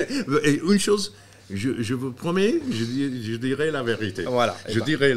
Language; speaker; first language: French; non-native, fluent; English